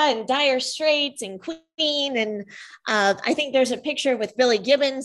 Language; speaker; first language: English; native; English